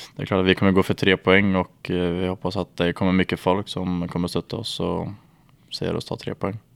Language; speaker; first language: Swedish; native; Swedish